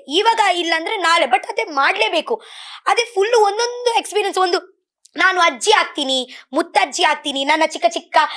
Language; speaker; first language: Kannada; non-native, local second language; Tulu